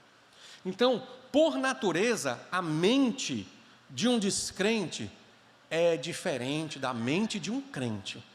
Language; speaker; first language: Portuguese; native; Portuguese